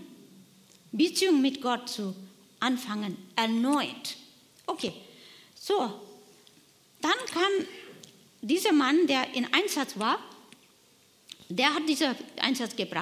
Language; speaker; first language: German; non-native, learner; Nepali